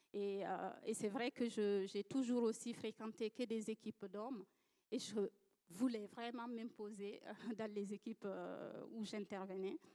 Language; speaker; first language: French; non-native, local second language; Fula